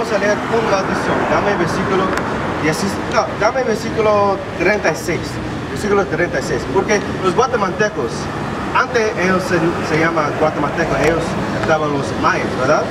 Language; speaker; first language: Spanish; non-native, fluent; English